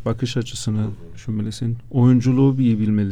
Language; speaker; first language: Turkish; non-native, fluent; Azerbaijani